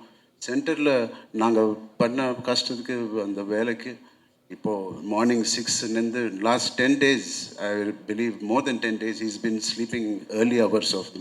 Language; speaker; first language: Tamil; non-native, local second language; Telugu